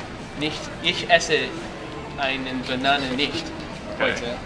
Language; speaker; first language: German; non-native, learner; English